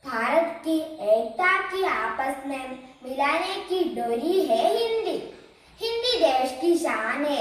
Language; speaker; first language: Hindi; non-native, local second language; Malayalam